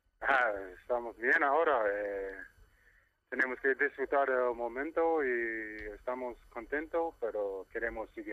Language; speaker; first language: Spanish; non-native, learner; English